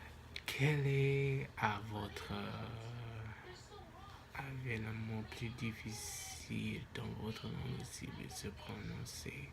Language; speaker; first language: French; non-native, local second language; English